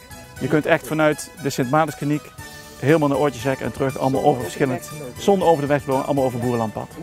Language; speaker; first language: Dutch; native; Dutch